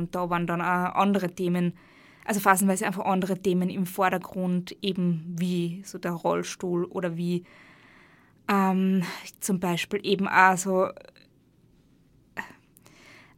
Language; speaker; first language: German; native; German